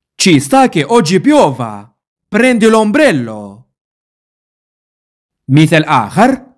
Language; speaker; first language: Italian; non-native, fluent; Arabic